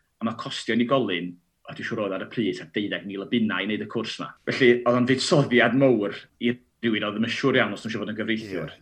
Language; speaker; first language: Welsh; native; Welsh